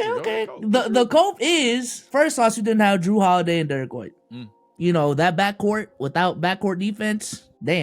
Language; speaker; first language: English; native; English